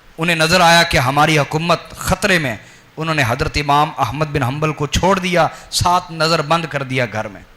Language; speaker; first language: Urdu; non-native, local second language; Punjabi